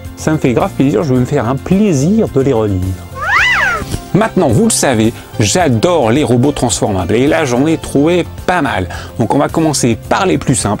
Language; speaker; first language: French; native; French